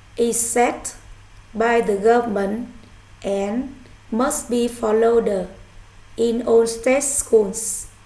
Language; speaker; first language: English; non-native, fluent; Vietnamese